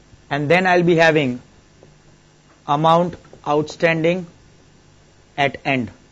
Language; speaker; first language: English; non-native, local second language; Gujarati